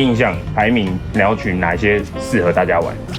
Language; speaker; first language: Chinese; native; Chinese